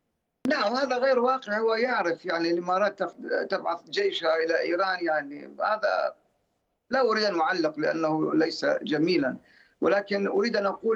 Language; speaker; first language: Arabic; non-native, fluent; Persian